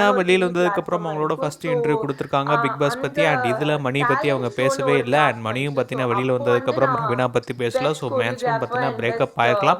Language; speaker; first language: Tamil; native; Tamil